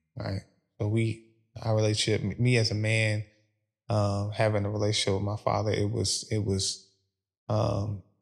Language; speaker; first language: English; native; English